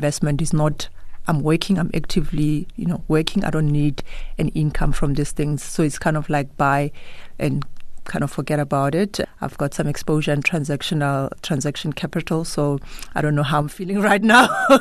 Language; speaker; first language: English; non-native, local second language; Tswana